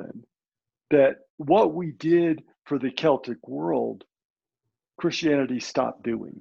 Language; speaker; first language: English; native; English